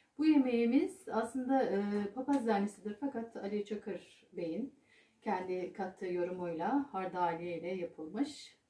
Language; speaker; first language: Turkish; native; Turkish